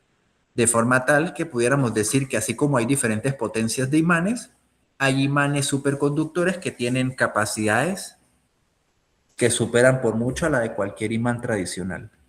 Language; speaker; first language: Spanish; native; Spanish